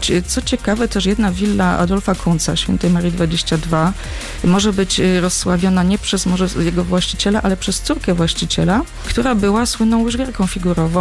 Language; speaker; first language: Polish; native; Polish